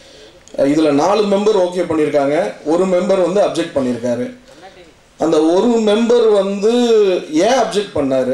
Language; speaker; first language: Tamil; native; Tamil